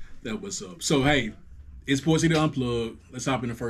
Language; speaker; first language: English; native; English